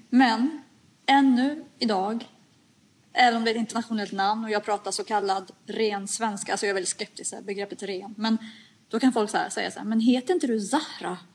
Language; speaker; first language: Swedish; early bilingual, other home language; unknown